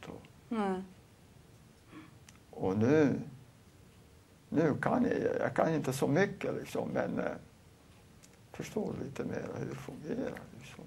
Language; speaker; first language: Swedish; non-native, fluent; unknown